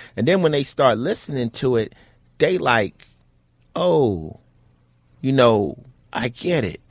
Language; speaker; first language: English; native; English